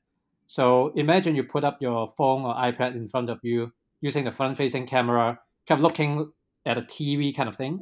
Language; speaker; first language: English; non-native, local second language; Cantonese